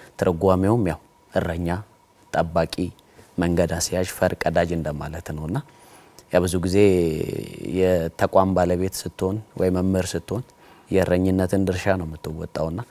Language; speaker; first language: Amharic; native; Amharic